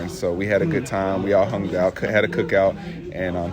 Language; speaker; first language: English; native; English